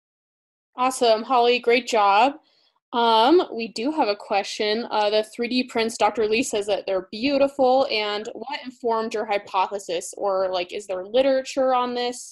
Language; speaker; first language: English; native; English